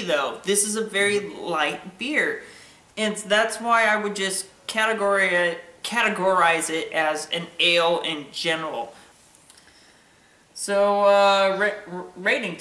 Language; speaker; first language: English; native; English